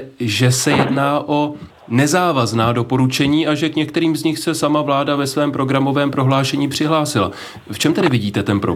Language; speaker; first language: Czech; native; Czech